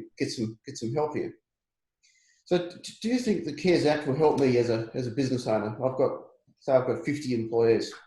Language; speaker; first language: English; native; English